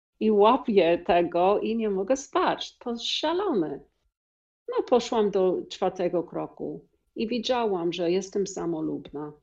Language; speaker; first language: Polish; non-native, learner; English